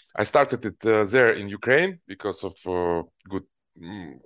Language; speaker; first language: English; non-native, fluent; Russian